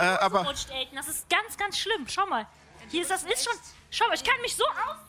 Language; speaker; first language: German; native; German